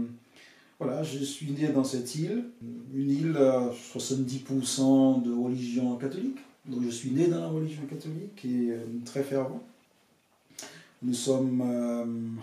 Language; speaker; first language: French; non-native, fluent; English